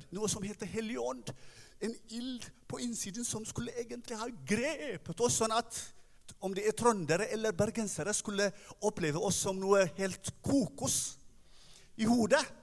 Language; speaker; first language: Norwegian; non-native, fluent; Tigrinya